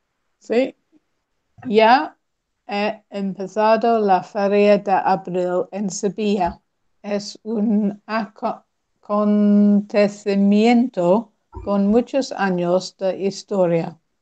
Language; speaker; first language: Spanish; non-native, learner; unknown